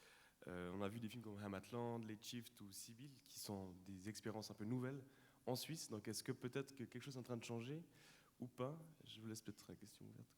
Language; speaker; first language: French; native; French